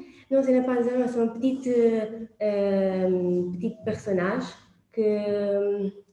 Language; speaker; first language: French; non-native, learner; Portuguese